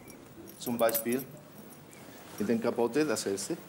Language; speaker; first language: German; non-native, fluent; Spanish